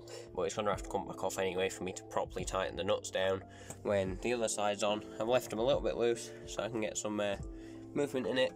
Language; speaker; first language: English; native; English